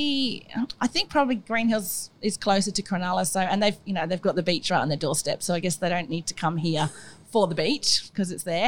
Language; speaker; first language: English; native; English